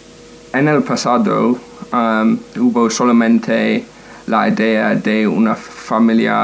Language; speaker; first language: Spanish; non-native, learner; English